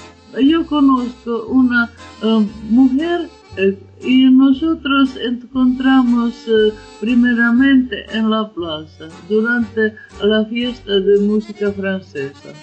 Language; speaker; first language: Spanish; non-native, learner; Ukrainian